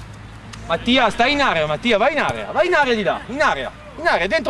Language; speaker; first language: Italian; native; Italian